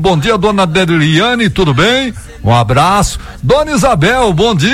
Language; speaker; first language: Portuguese; native; Portuguese